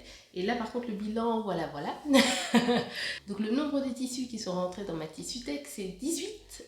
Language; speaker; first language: French; native; French